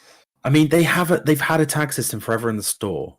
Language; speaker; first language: English; native; English